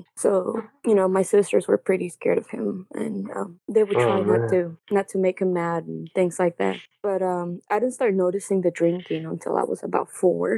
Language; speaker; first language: English; non-native, fluent; Spanish